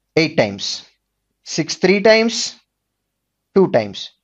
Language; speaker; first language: English; non-native, local second language; Telugu